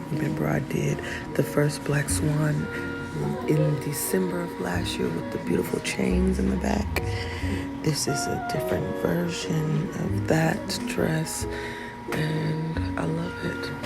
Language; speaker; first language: English; native; English